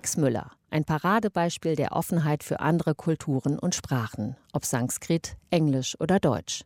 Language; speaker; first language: German; native; German